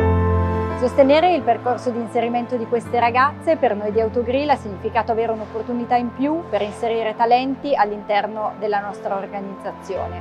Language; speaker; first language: Italian; native; Italian